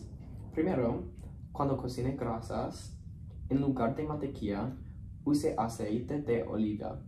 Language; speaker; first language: Spanish; non-native, learner; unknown